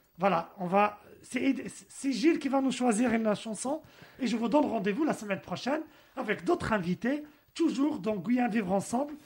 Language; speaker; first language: French; non-native, local second language; Arabic